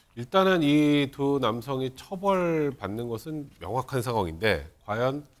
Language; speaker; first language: Korean; native; Korean